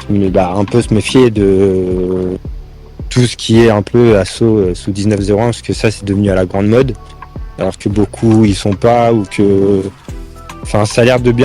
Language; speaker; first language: French; native; French